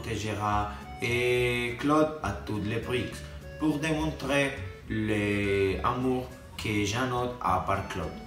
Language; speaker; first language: French; non-native, learner; Spanish